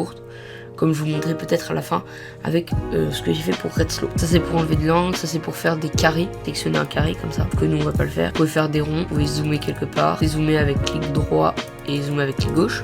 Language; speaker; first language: French; native; French